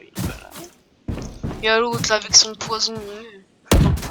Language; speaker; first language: French; native; French